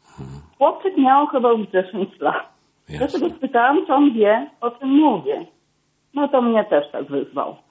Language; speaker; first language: Polish; non-native, fluent; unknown